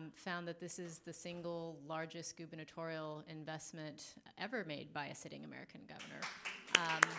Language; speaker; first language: English; native; English